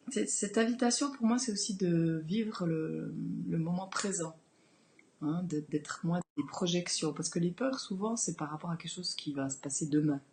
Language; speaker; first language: French; native; French